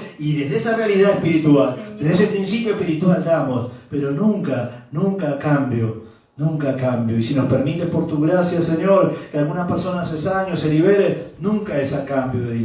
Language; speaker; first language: Spanish; native; Spanish